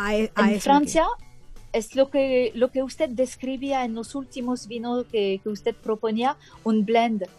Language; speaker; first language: Spanish; non-native, fluent; French